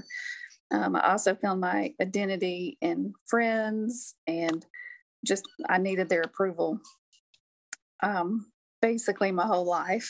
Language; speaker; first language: English; native; English